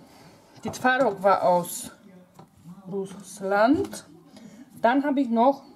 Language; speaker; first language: German; non-native, fluent; Polish